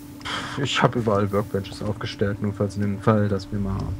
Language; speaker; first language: German; native; German